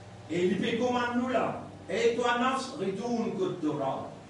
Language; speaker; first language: French; non-native, local second language; Morisyen